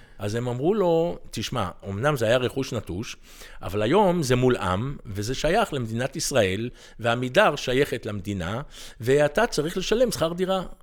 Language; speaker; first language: Hebrew; native; Hebrew